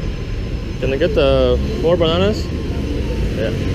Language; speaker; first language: English; non-native, learner; Lithuanian